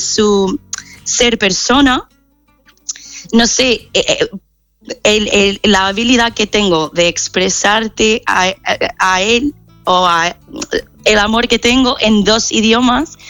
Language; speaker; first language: Spanish; non-native, fluent; English